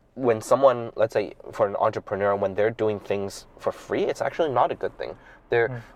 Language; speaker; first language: English; non-native, local second language; Cantonese